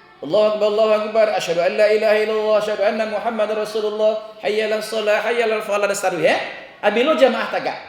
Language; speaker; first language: Malay; non-native, local second language; Minangkabau